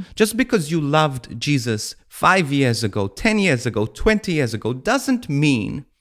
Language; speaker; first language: English; non-native, fluent; Maltese